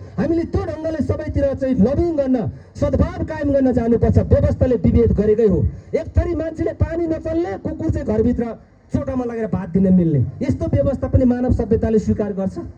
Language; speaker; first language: Nepali; non-native, local second language; Eastern Tamang